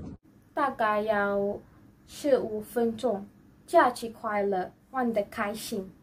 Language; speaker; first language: Chinese; non-native, learner; Malay